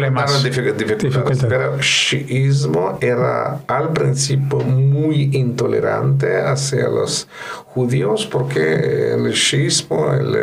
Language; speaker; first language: Spanish; non-native, fluent; Russian